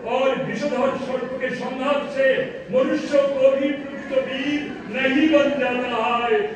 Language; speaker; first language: Hindi; non-native, local second language; Bangla